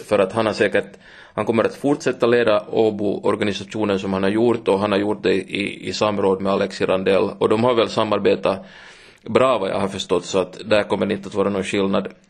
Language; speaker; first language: Swedish; native; Swedish